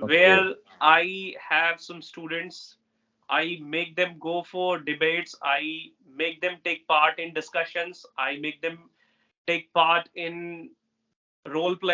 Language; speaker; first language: English; non-native, local second language; Hindi